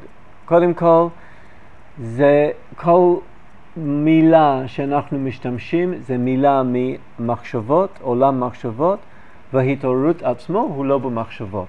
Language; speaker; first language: Hebrew; non-native, fluent; English